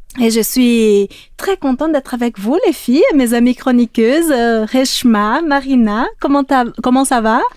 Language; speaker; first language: French; native; French